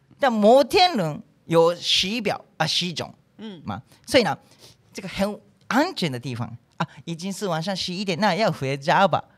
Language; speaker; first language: Chinese; non-native, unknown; Japanese